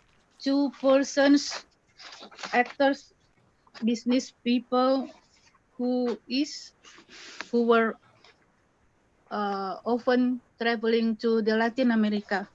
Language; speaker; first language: English; non-native, fluent; Indonesian